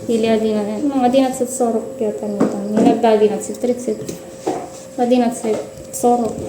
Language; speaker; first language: Russian; non-native, learner; Filipino